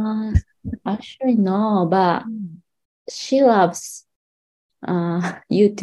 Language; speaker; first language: English; non-native, learner; Japanese